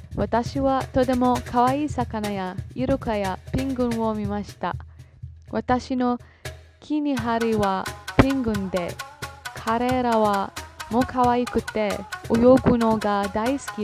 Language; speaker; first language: Japanese; non-native, learner; English